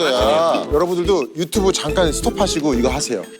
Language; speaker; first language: Korean; native; Korean